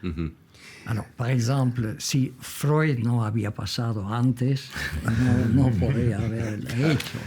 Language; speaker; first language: Spanish; non-native, fluent; Dutch